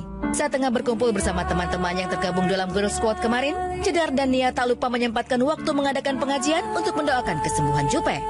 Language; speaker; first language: Indonesian; native; Indonesian